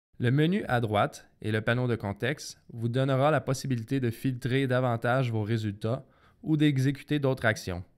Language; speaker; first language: French; native; French